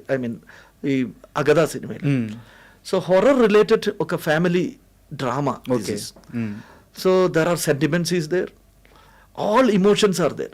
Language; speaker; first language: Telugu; non-native, fluent; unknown